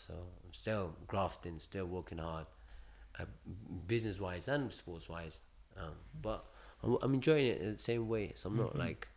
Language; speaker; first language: English; early bilingual, other home language; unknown